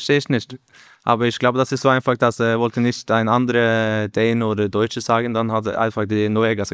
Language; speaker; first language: German; non-native, learner; Norwegian